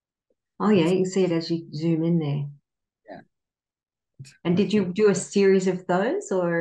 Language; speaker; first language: English; native; English